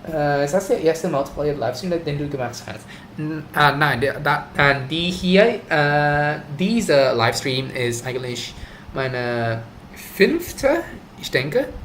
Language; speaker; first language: German; non-native, learner; Thai